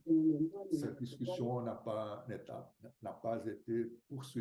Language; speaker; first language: French; non-native, fluent; Portuguese